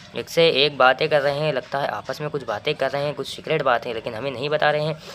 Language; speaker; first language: Hindi; native; Hindi